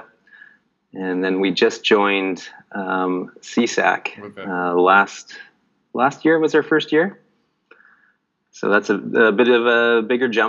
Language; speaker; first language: English; native; English